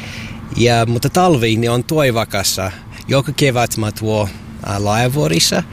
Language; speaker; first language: Finnish; non-native, fluent; English